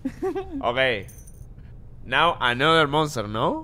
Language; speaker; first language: English; non-native, learner; Spanish